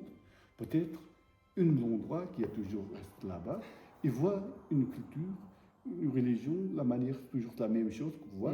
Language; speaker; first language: French; non-native, learner; Tibetan